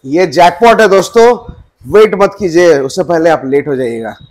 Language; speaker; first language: Hindi; native; Hindi